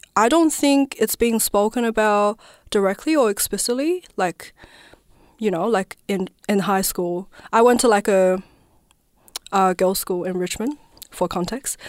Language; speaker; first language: English; non-native, fluent; Chinese